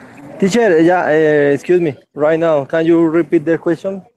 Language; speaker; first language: English; non-native, learner; Spanish